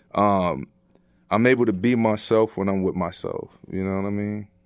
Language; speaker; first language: English; native; English